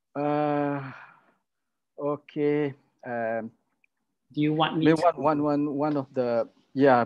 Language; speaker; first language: English; non-native, local second language; Malay